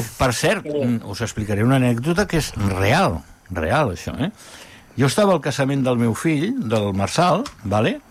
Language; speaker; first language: Catalan; non-native, local second language; Spanish